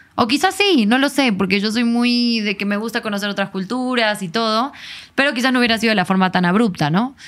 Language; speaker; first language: Spanish; native; Spanish